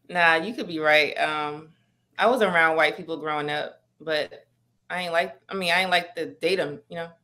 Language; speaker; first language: English; native; English